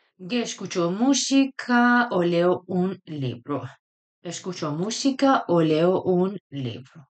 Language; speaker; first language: Spanish; non-native, fluent; Persian